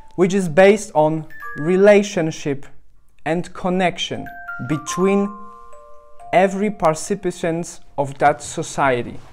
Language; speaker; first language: English; non-native, fluent; Polish